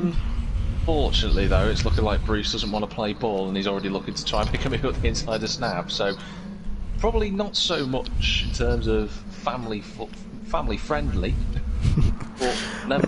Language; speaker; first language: English; native; English